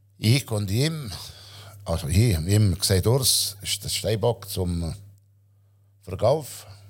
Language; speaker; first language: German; non-native, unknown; Italian